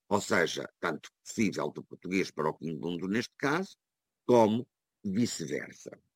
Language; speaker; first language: Portuguese; native; Portuguese